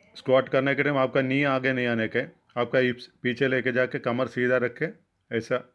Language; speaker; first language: Hindi; non-native, local second language; Malayalam